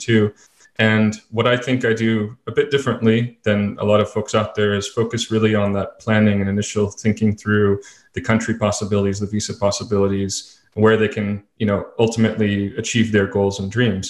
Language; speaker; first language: English; native; English